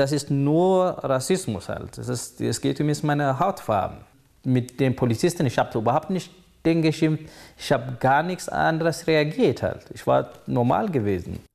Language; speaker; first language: German; non-native, learner; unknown